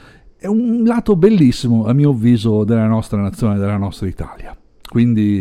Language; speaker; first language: Italian; native; Italian